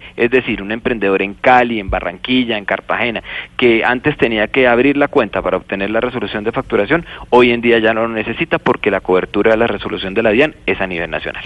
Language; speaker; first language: Spanish; native; Spanish